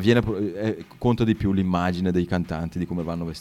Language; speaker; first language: Italian; native; Italian